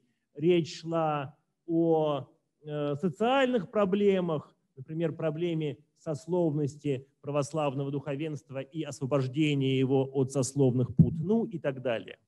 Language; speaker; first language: Russian; native; Russian